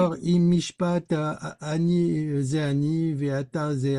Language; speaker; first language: Hebrew; non-native, learner; French